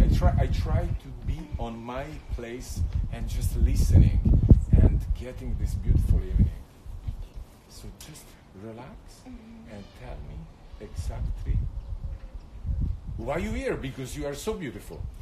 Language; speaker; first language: English; non-native, fluent; Italian